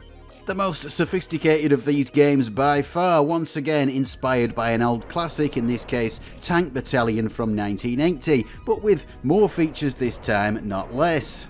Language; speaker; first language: English; native; English